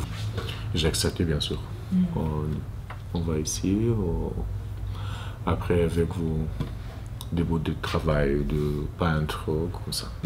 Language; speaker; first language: French; non-native, learner; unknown